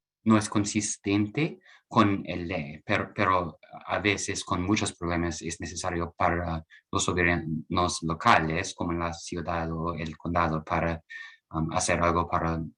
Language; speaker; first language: Spanish; non-native, learner; English